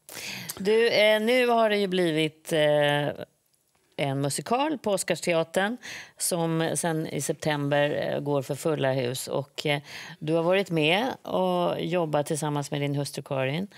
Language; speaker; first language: Swedish; native; Swedish